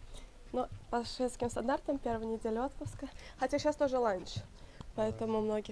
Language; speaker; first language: Russian; native; Russian